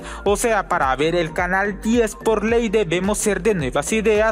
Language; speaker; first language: Spanish; native; Spanish